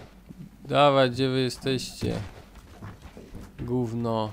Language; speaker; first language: Polish; native; Polish